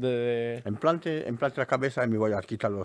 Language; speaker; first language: Spanish; non-native, learner; French